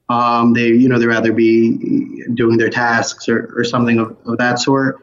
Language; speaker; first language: English; native; English